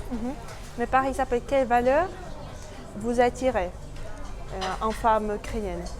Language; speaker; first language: French; non-native, fluent; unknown